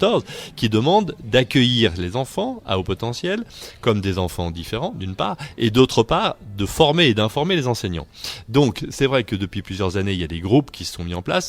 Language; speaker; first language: French; native; French